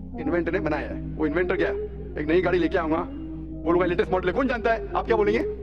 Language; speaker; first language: Hindi; non-native, local second language; Konkani